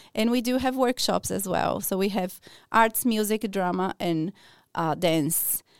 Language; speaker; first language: English; non-native, fluent; Portuguese